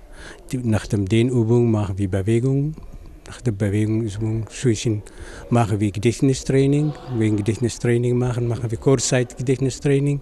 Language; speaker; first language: German; non-native, fluent; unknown